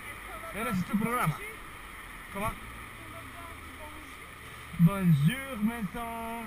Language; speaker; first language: French; non-native, learner; Spanish